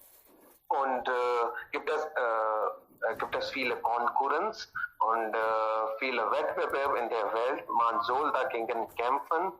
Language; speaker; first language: German; non-native, learner; Hindi